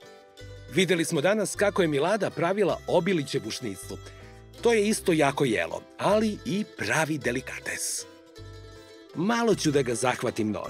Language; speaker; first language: Serbian; native; Serbian